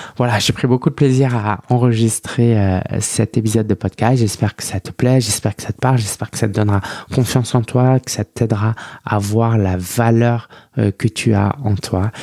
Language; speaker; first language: French; early bilingual, other home language; Chinese